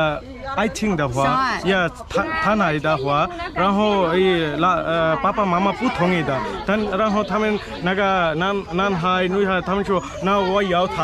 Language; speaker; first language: Chinese; non-native, learner; Bangla